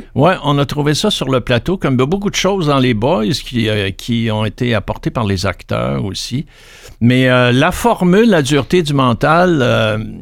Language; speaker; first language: French; native; French